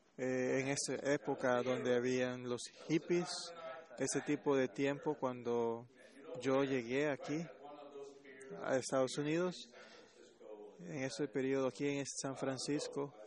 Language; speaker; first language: Spanish; non-native, fluent; Chinese